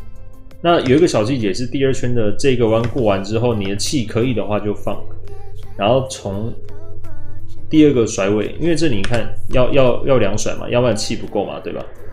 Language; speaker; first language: Chinese; native; Chinese